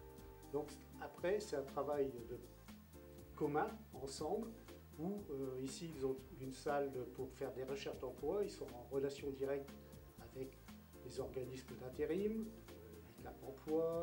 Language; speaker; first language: French; native; French